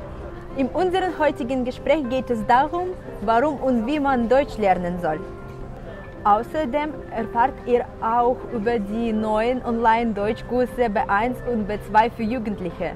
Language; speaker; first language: German; non-native, fluent; Russian